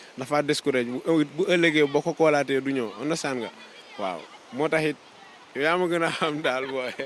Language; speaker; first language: Wolof; non-native, local second language; Jola-Fonyi